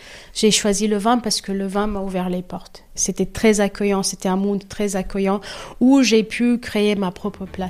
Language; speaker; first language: French; non-native, fluent; Kabuverdianu